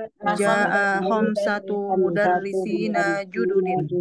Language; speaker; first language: Arabic; non-native, learner; Indonesian